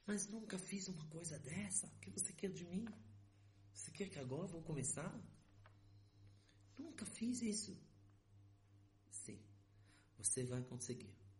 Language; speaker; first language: Portuguese; non-native, fluent; Hebrew